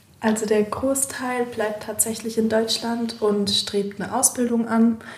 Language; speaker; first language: German; native; German